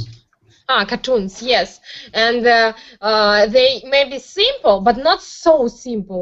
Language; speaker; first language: English; non-native, learner; Russian